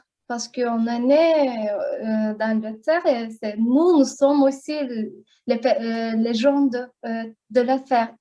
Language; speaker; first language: French; non-native, learner; Azerbaijani